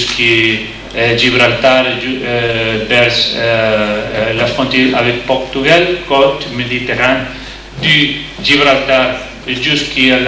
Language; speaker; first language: French; non-native, learner; Spanish